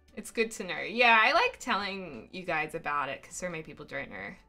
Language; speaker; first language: English; native; English